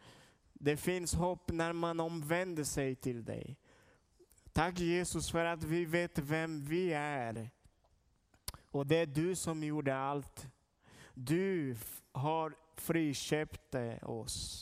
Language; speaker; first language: Swedish; non-native, learner; Portuguese